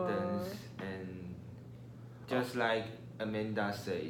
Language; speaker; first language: English; non-native, learner; Chinese